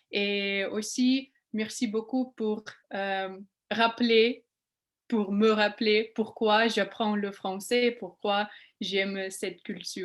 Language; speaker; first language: French; non-native, fluent; English